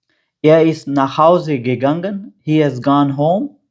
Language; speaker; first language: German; non-native, fluent; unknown